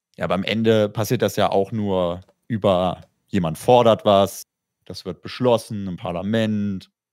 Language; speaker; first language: German; native; German